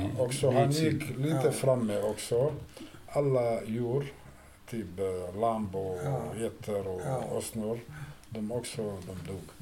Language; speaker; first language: Swedish; non-native, fluent; Arabic